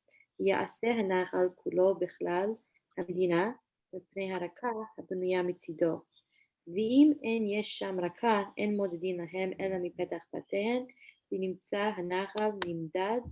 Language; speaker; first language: Hebrew; non-native, learner; English